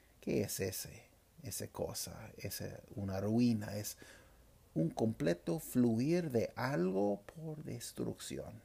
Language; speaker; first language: Spanish; non-native, fluent; English